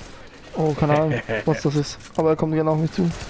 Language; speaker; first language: German; native; German